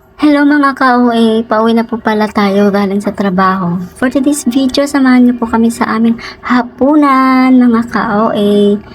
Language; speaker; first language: Filipino; native; Filipino